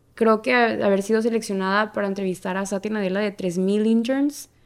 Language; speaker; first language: Spanish; native; Spanish